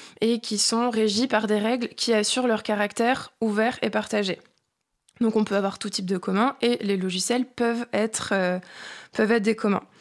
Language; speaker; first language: French; native; French